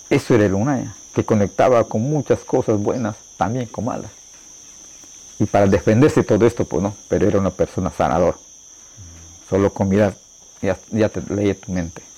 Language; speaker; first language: Spanish; non-native, local second language; Shipibo-Conibo